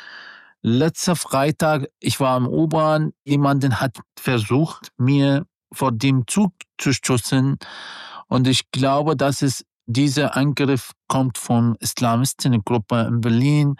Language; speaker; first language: German; non-native, learner; Arabic